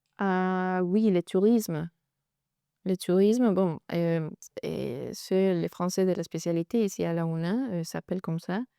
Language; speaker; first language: French; non-native, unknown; Spanish